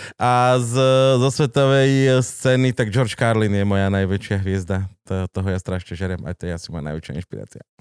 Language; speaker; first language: Slovak; native; Slovak